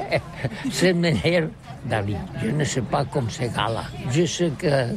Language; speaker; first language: French; non-native, learner; Catalan